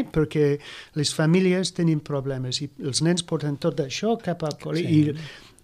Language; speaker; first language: Catalan; non-native, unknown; English